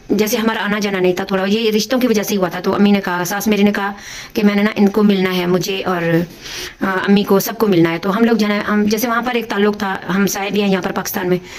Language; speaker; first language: Hindi; native; Hindi